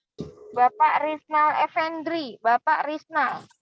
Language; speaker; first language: Indonesian; native; Indonesian